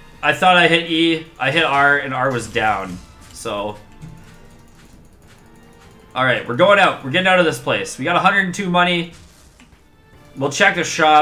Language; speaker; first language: English; native; English